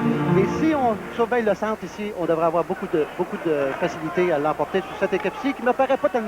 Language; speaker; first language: French; native; French